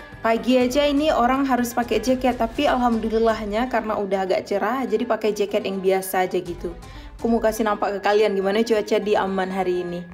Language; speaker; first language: Indonesian; native; Indonesian